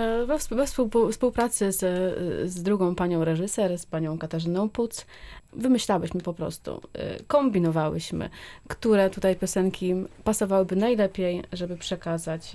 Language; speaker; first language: Polish; native; Polish